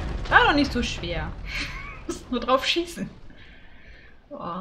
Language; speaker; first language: German; native; German